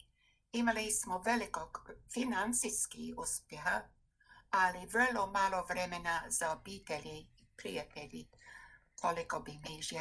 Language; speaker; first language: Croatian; non-native, fluent; English